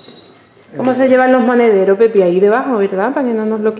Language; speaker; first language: Spanish; native; Spanish